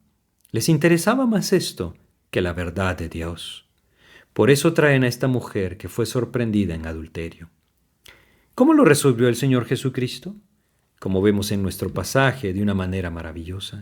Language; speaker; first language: Spanish; native; Spanish